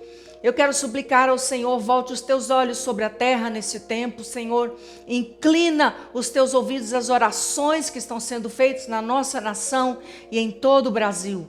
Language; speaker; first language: Portuguese; native; Portuguese